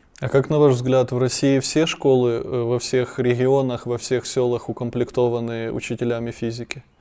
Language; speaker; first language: Russian; non-native, local second language; Ukrainian